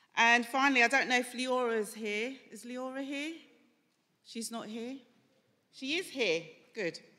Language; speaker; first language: English; native; English